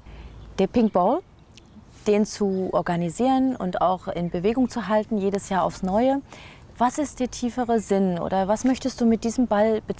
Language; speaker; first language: German; native; German